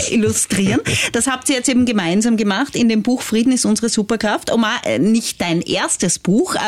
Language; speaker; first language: German; native; German